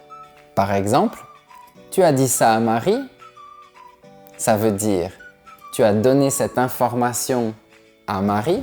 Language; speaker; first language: French; native; French